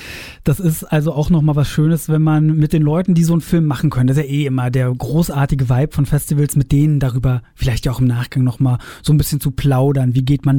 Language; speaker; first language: German; native; German